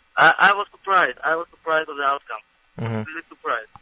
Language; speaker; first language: English; non-native, fluent; Hebrew